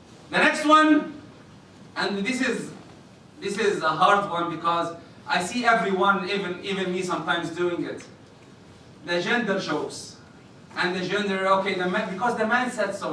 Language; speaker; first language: English; non-native, fluent; Arabic